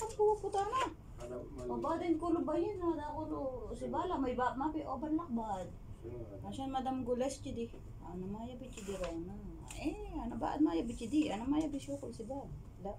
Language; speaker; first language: Arabic; non-native, learner; Filipino